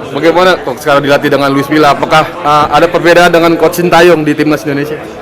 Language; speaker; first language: Indonesian; native; Indonesian